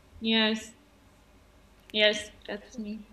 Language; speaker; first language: English; non-native, fluent; Russian